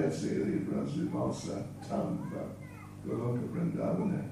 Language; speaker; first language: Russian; non-native, learner; English